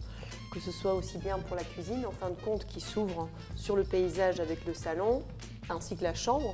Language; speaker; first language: French; native; French